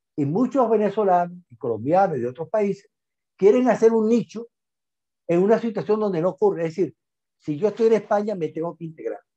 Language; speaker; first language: Spanish; native; Spanish